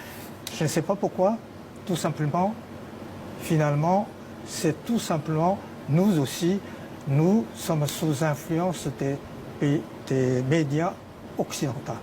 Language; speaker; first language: French; non-native, fluent; Chinese